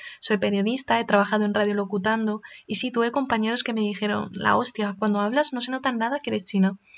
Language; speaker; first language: Spanish; early bilingual, other home language; Chinese